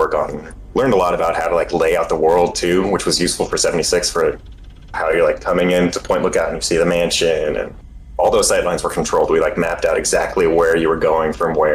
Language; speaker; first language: English; native; English